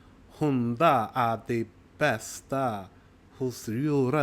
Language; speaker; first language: Swedish; non-native, learner; English